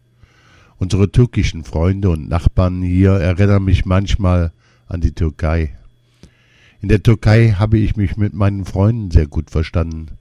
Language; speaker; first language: German; non-native, learner; Kurdish